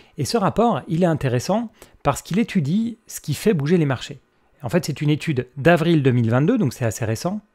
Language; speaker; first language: French; native; French